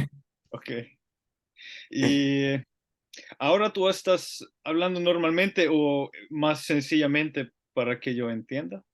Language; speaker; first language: Spanish; non-native, learner; Finnish